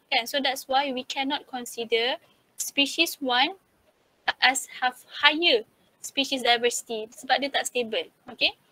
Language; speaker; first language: English; non-native, local second language; Malay